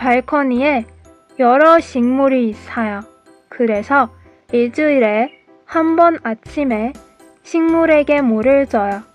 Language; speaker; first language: Korean; non-native, learner; Persian